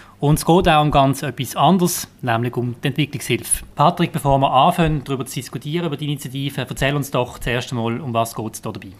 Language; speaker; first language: German; native; German